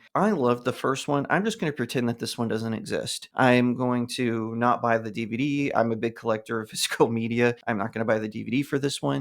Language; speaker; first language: English; native; English